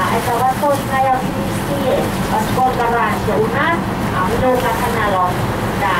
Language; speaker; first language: Russian; non-native, learner; Thai